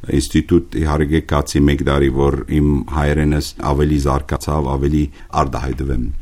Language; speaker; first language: Armenian; early bilingual, heritage; Armenian